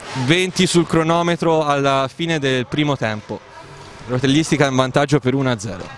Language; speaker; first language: Italian; native; Italian